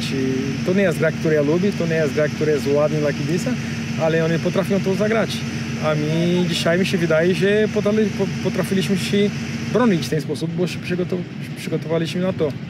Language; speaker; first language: Polish; non-native, learner; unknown